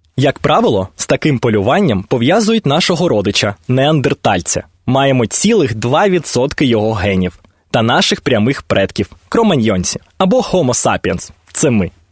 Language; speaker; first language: Ukrainian; native; Ukrainian